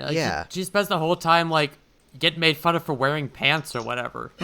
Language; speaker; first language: English; native; English